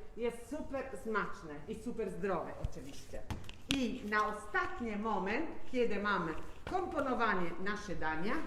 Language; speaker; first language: Polish; non-native, learner; Italian